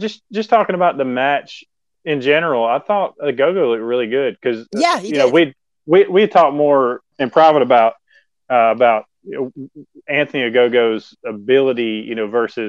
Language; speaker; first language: English; native; English